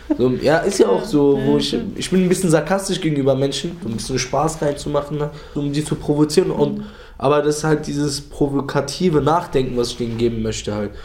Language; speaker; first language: German; early bilingual, other home language; Turkish